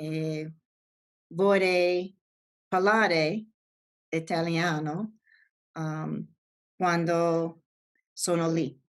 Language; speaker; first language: Italian; non-native, learner; English